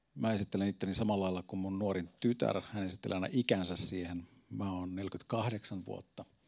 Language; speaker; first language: Finnish; native; Finnish